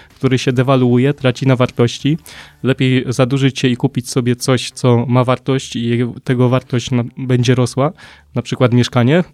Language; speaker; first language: Polish; native; Polish